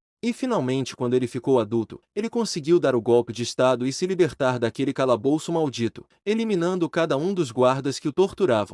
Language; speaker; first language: Portuguese; native; Portuguese